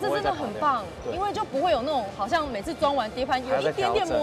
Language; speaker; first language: Chinese; native; Chinese